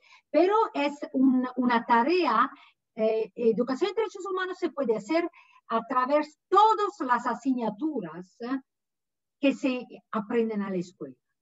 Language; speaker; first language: Spanish; non-native, fluent; Italian